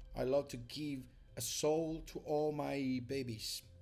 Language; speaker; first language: English; non-native, learner; Italian